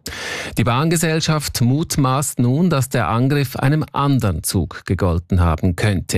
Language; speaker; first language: German; native; German